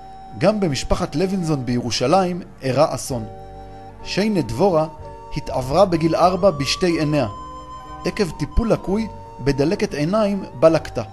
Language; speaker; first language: Hebrew; native; Hebrew